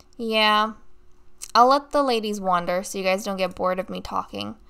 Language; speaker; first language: English; native; English